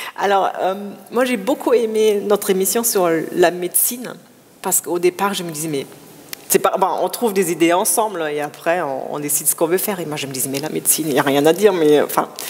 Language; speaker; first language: French; non-native, fluent; German